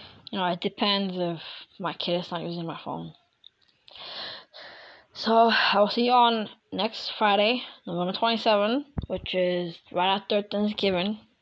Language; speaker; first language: English; early bilingual, other home language; Spanish